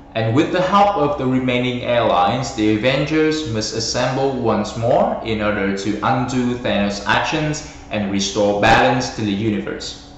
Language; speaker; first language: English; non-native, fluent; Vietnamese